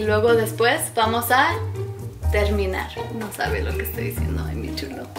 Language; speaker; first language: Spanish; early bilingual, heritage; English